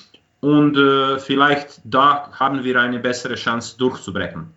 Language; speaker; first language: German; non-native, fluent; Croatian